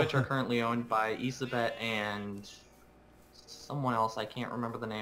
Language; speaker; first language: English; native; English